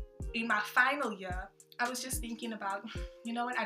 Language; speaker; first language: English; non-native, local second language; French